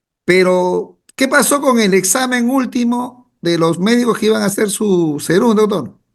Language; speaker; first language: Spanish; native; Spanish